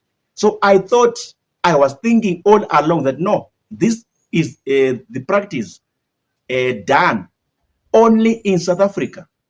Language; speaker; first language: English; non-native, local second language; Shona